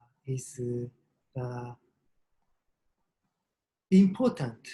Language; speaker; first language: English; non-native, learner; Japanese